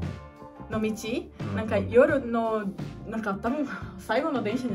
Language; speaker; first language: Japanese; non-native, learner; Portuguese